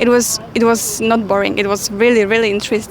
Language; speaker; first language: English; non-native, fluent; Polish